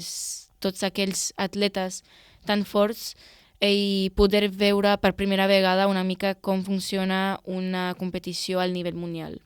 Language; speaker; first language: Catalan; non-native, local second language; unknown